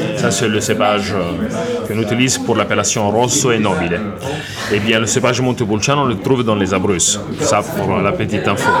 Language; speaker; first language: French; non-native, fluent; Italian